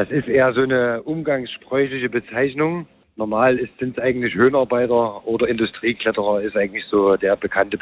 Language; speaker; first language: German; native; German